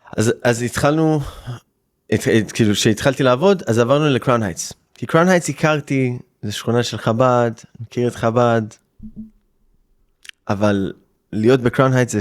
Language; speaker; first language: Hebrew; early bilingual, heritage; English